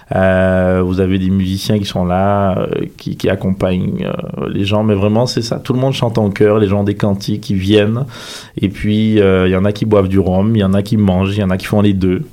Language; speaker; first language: French; native; French